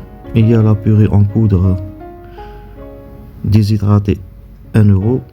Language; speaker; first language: French; non-native, local second language; Arabic